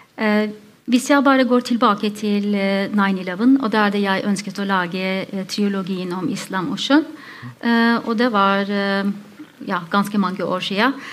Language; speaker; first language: Norwegian; non-native, fluent; Turkish